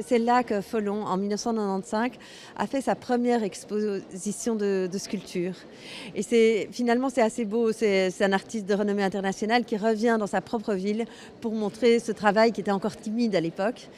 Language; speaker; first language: French; native; French